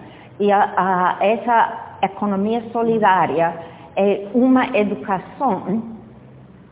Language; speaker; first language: Portuguese; non-native, fluent; English